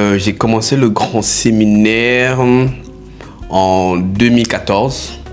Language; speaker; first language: French; non-native, local second language; Lingala